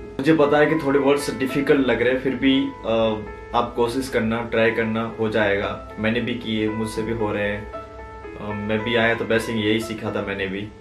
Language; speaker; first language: Hindi; native; Hindi